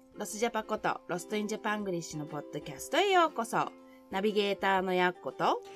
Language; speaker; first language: Japanese; native; Japanese